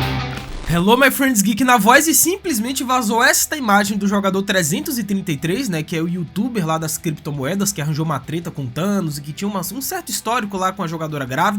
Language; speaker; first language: Portuguese; native; Portuguese